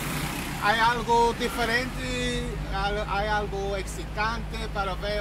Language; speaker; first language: Spanish; non-native, learner; English